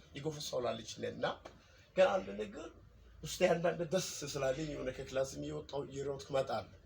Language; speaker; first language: Amharic; non-native, local second language; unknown